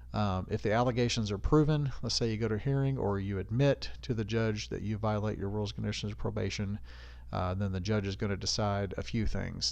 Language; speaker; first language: English; native; English